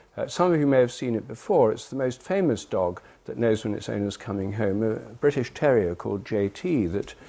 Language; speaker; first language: English; native; English